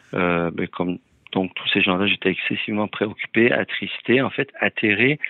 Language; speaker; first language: French; early bilingual, other home language; Persian